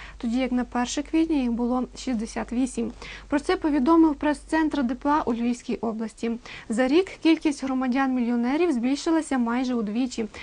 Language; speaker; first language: Ukrainian; native; Ukrainian